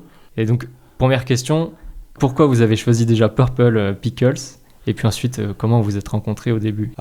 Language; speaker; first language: French; native; French